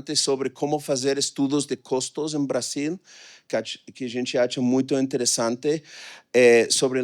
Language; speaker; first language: Portuguese; non-native, fluent; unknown